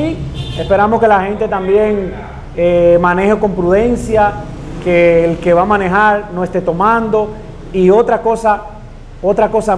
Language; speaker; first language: Spanish; native; Spanish